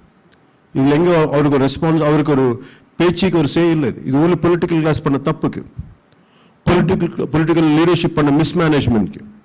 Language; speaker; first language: Tamil; non-native, local second language; Telugu